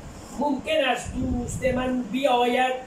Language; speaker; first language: Persian; non-native, fluent; Urdu